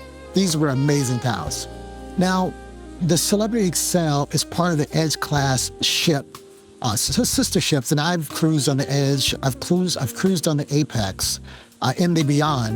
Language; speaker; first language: English; native; English